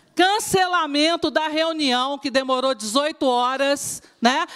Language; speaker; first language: Portuguese; native; Portuguese